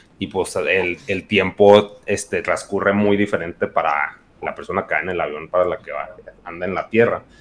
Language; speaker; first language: Spanish; native; Spanish